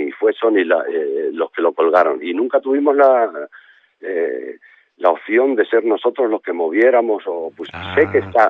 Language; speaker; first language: Spanish; native; Spanish